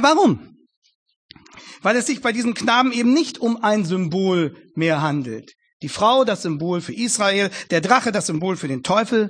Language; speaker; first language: German; native; German